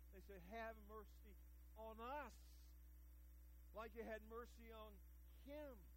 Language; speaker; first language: English; native; English